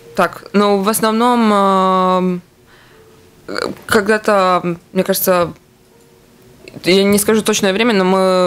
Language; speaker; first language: Russian; native; Russian